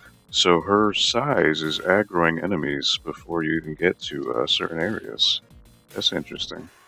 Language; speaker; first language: English; native; English